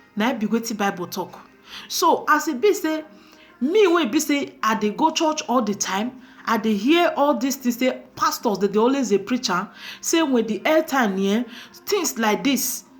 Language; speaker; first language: Nigerian Pidgin; native; Nigerian Pidgin